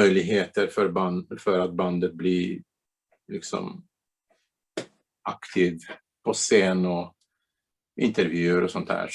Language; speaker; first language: Swedish; non-native, fluent; Bulgarian